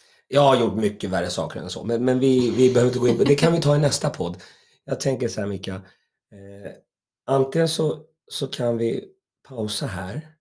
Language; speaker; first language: Swedish; native; Swedish